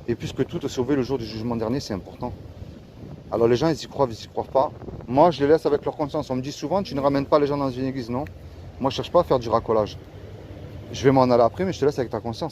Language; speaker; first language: French; native; French